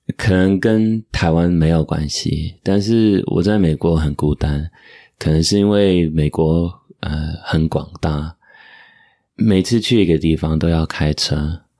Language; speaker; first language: Chinese; non-native, fluent; English